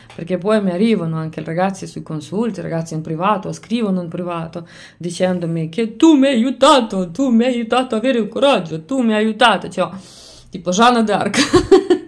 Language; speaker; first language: Italian; non-native, fluent; Lithuanian